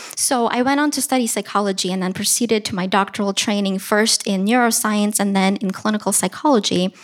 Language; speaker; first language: English; early bilingual, other home language; Russian